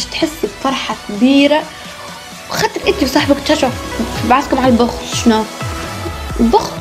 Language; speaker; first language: Arabic; native; Arabic